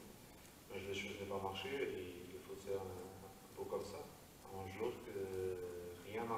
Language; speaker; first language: French; non-native, learner; Portuguese